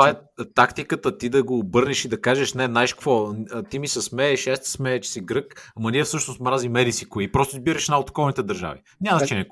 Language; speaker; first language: Bulgarian; native; Bulgarian